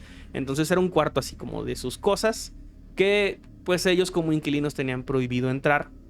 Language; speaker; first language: Spanish; native; Spanish